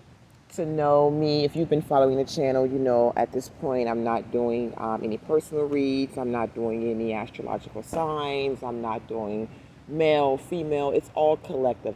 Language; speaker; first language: English; native; English